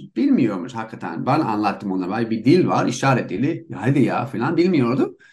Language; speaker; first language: Turkish; non-native, fluent; English